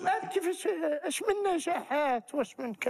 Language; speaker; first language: Arabic; native; Arabic